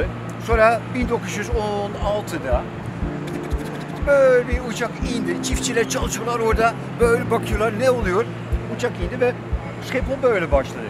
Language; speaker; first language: Turkish; non-native, fluent; Dutch